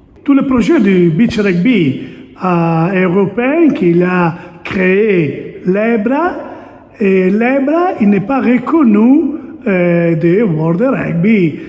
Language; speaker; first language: French; non-native, learner; Italian